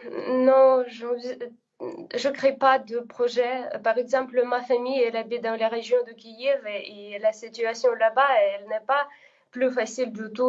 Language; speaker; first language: French; non-native, fluent; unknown